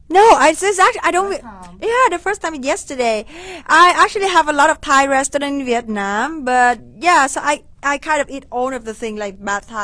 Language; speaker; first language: English; non-native, fluent; Vietnamese